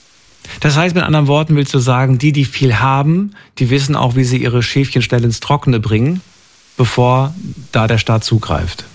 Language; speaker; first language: German; native; German